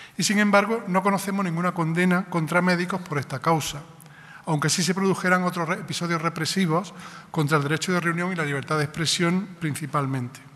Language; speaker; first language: Spanish; native; Spanish